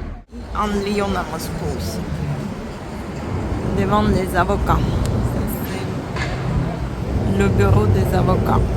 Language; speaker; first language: French; non-native, fluent; Russian